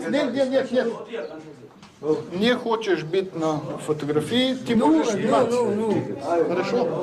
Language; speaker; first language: Russian; non-native, learner; French